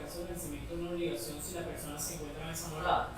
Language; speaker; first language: Spanish; native; Spanish